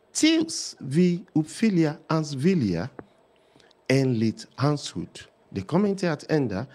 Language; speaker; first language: Swedish; non-native, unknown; Yoruba